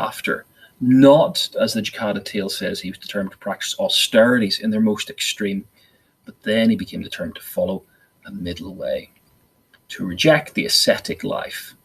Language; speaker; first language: English; native; English